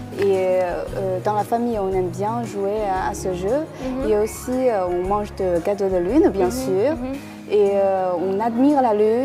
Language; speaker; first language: French; non-native, fluent; Chinese